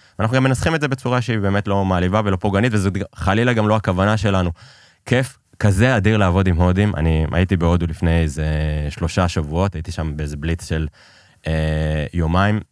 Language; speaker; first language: Hebrew; early bilingual, other home language; Persian